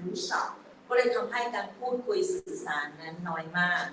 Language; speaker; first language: Thai; native; Thai